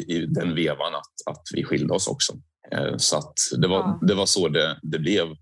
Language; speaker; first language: Swedish; native; Swedish